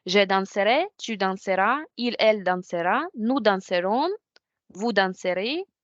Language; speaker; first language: French; non-native, fluent; Ukrainian